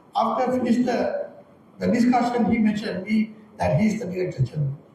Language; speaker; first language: English; non-native, local second language; Sinhala